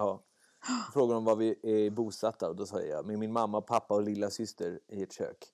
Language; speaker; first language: Swedish; native; Swedish